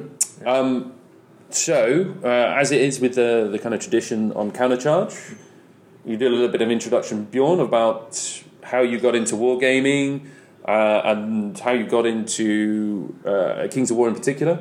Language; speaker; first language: English; native; English